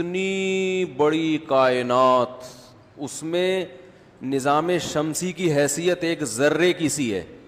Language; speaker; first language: Urdu; native; Urdu